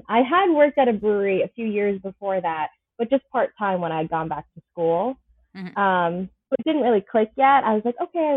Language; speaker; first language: English; native; English